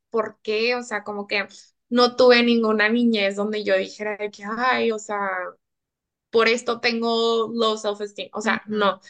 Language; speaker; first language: Spanish; early bilingual, heritage; Spanish